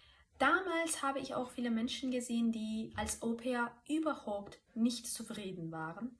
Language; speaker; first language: German; non-native, fluent; Turkish